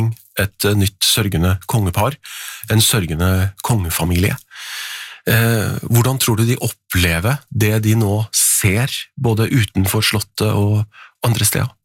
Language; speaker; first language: Norwegian; native; Norwegian